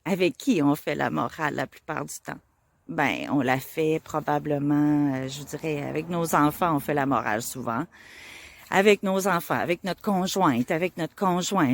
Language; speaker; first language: French; native; French